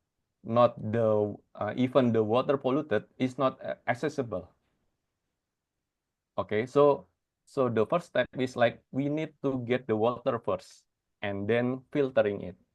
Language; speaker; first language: English; non-native, fluent; Indonesian